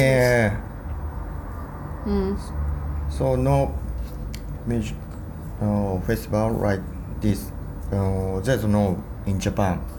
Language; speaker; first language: English; non-native, learner; Japanese